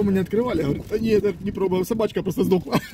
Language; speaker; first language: Russian; native; Russian